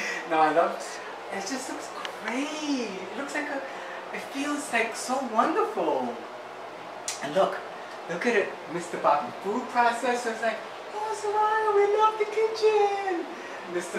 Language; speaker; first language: English; early bilingual, other home language; Spanish